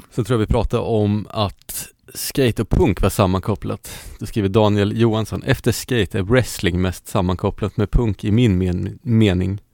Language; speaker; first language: Swedish; native; Swedish